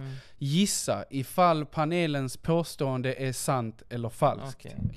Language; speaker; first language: Swedish; native; Swedish